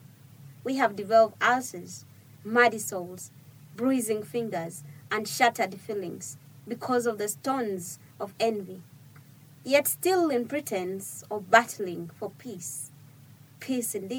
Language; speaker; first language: English; non-native, fluent; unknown